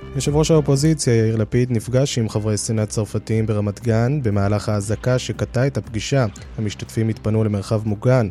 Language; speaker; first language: Hebrew; native; Hebrew